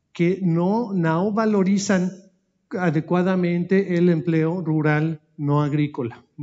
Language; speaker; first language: Spanish; native; Spanish